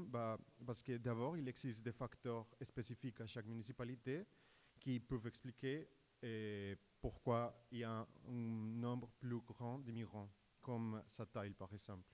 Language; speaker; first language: French; non-native, fluent; Spanish